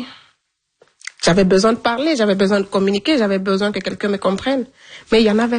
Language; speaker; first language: French; non-native, local second language; Fula